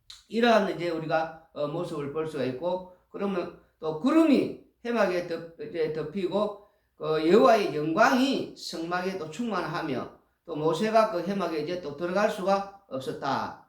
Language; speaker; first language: Korean; native; Korean